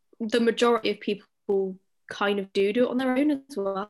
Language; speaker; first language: English; native; English